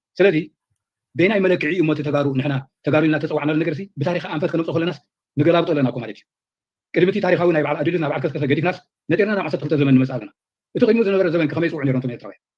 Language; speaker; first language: Tigrinya; native; Tigrinya